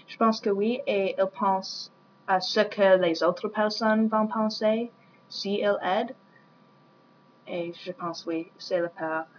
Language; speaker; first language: French; non-native, learner; English